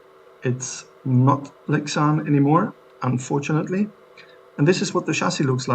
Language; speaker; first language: English; non-native, fluent; German